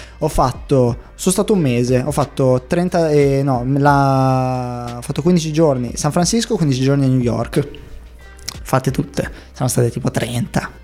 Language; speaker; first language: Italian; native; Italian